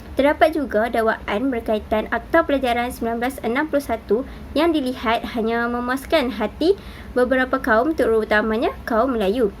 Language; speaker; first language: Malay; native; Malay